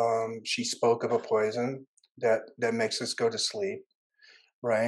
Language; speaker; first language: English; early bilingual, other home language; Vietnamese